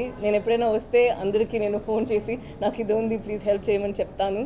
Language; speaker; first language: Telugu; non-native, learner; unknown